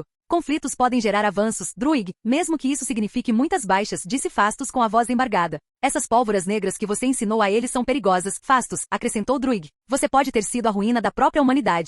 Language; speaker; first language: Portuguese; native; Portuguese